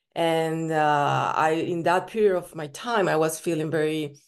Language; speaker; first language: English; non-native, fluent; Spanish